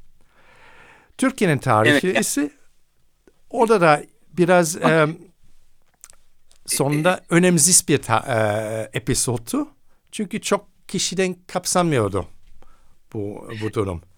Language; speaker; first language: Turkish; non-native, fluent; German